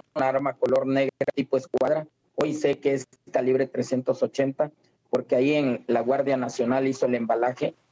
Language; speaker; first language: Spanish; native; Spanish